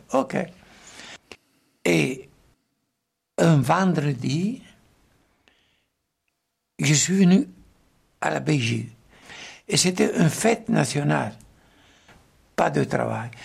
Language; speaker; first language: French; non-native, fluent; Italian